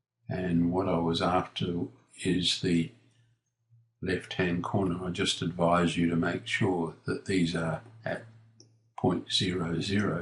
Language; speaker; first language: English; native; English